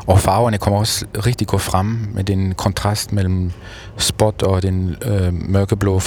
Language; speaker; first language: Danish; non-native, fluent; German